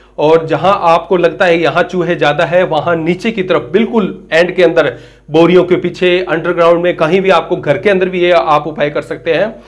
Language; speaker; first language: Hindi; native; Hindi